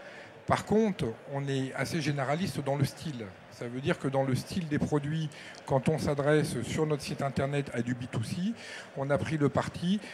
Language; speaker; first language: French; native; French